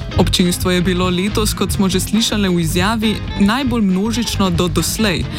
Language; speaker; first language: Slovenian; native; Slovenian